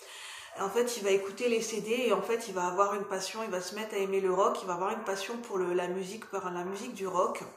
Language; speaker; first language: French; native; French